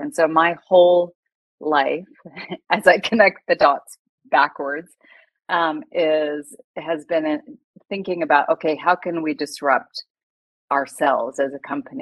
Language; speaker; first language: English; native; English